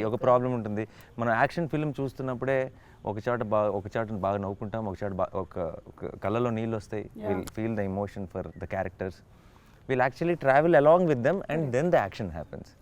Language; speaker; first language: Telugu; native; Telugu